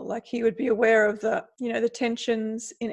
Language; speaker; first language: English; native; English